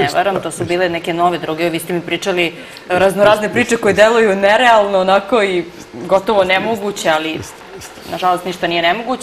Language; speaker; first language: Serbian; native; Serbian